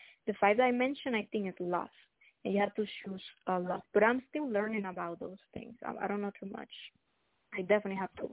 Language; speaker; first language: English; non-native, fluent; Spanish